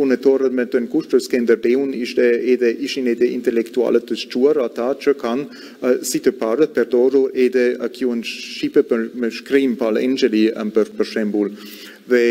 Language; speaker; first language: Albanian; non-native, fluent; German